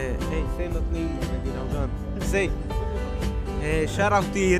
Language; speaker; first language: Swedish; early bilingual, other home language; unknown